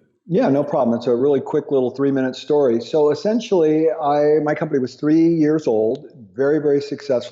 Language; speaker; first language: English; native; English